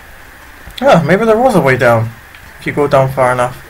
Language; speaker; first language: English; native; English